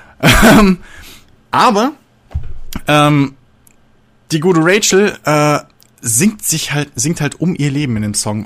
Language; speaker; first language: German; native; German